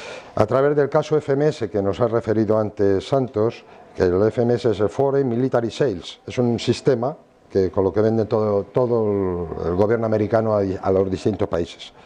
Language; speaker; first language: Spanish; native; Spanish